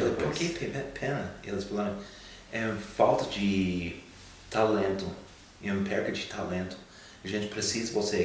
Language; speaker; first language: Portuguese; non-native, fluent; English